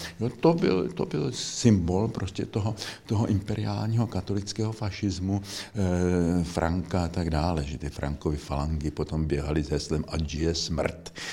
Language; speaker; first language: Czech; native; Czech